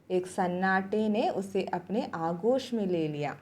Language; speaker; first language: Hindi; non-native, local second language; Malayalam